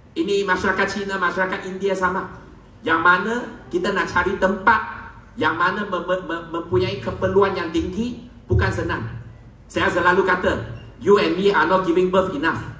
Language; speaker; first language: Malay; non-native, local second language; Chinese